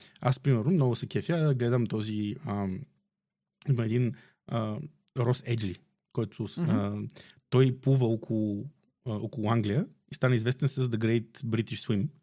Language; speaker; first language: Bulgarian; native; Bulgarian